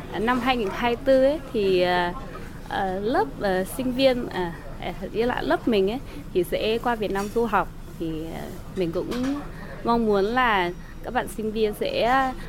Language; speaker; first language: Vietnamese; non-native, fluent; Chinese